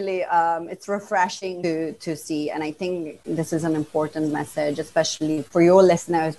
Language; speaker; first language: English; non-native, fluent; Slovenian